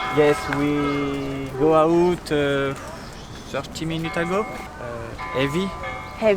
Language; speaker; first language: English; non-native, learner; French